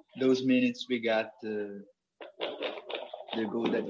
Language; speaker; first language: English; non-native, fluent; Portuguese